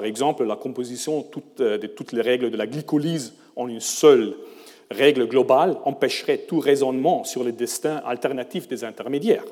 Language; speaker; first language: French; non-native, fluent; German